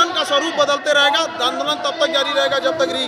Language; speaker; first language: Hindi; non-native, local second language; Bhojpuri